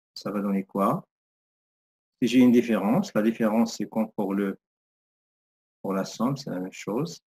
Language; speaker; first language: French; non-native, local second language; Arabic